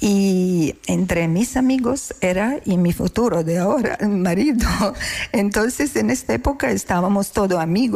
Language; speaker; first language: Spanish; non-native, learner; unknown